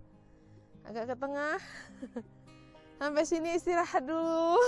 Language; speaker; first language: Indonesian; native; Indonesian